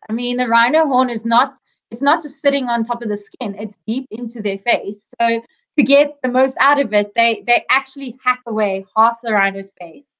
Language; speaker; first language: English; native; English